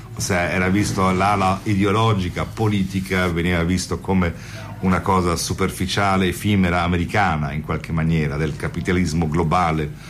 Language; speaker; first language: Italian; non-native, fluent; German